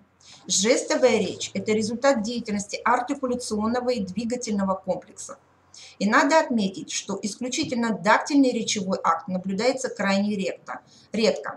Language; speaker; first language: Russian; native; Russian